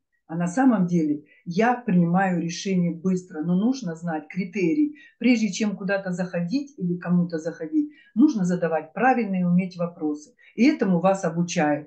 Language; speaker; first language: Russian; native; Russian